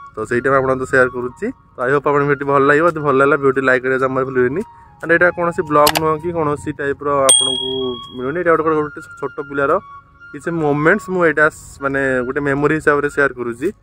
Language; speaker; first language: Odia; native; Odia